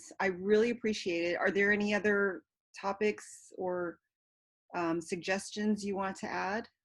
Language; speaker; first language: English; native; English